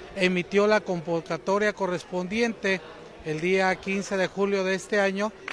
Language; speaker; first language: Spanish; native; Spanish